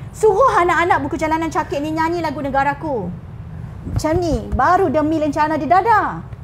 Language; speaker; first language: Malay; native; Malay